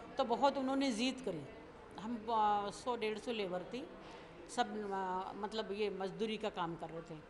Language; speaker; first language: Hindi; non-native, local second language; Bhili